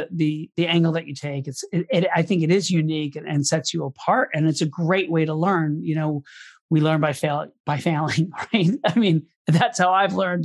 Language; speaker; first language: English; native; English